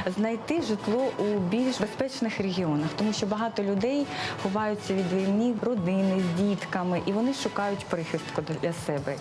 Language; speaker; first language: Ukrainian; native; Ukrainian